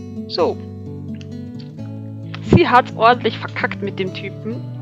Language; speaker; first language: German; native; German